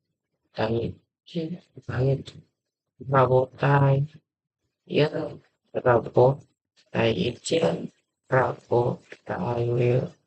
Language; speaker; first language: Russian; non-native, learner; English